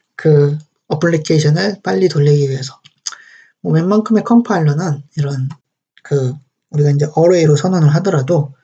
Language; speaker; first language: Korean; native; Korean